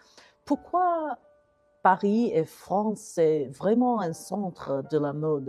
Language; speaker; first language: French; non-native, learner; Chinese